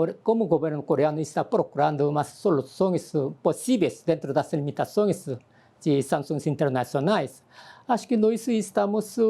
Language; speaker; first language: Portuguese; non-native, fluent; Korean